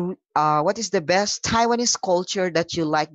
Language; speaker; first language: English; non-native, local second language; Filipino